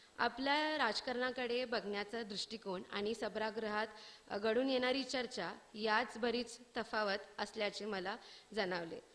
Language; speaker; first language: Marathi; non-native, local second language; Tamil